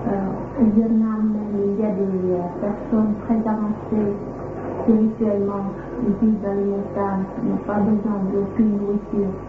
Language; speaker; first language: French; non-native, fluent; Vietnamese